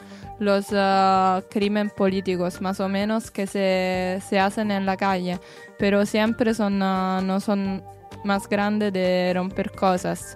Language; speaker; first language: Spanish; non-native, learner; Italian